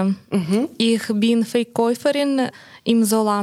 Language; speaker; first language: German; non-native, learner; Ukrainian